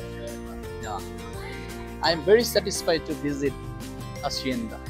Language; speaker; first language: English; non-native, learner; Bangla